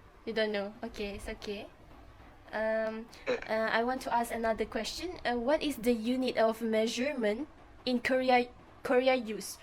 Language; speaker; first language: English; non-native, fluent; Malay